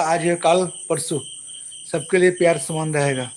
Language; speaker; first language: Hindi; non-native, local second language; Bangla